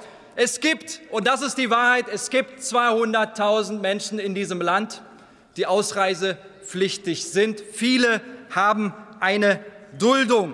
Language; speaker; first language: German; early bilingual, other home language; Turkish